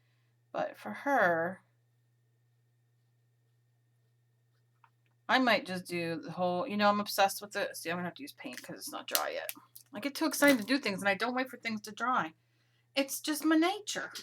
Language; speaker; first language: English; native; English